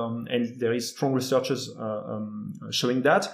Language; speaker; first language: English; non-native, fluent; French